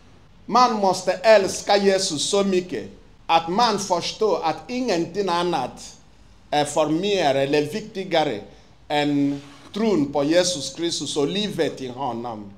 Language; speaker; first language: Swedish; non-native, fluent; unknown